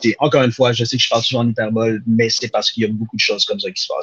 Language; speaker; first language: French; native; French